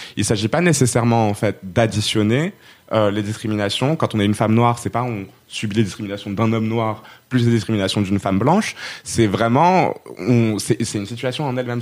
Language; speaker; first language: French; non-native, local second language; Arabic